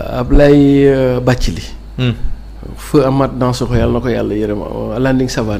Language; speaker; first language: Wolof; non-native, local second language; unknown